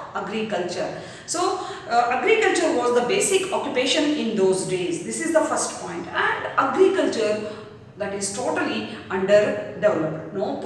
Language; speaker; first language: English; non-native, local second language; Kannada